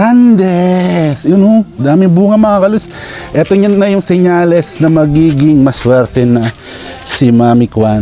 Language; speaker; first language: Filipino; non-native, local second language; Pampanga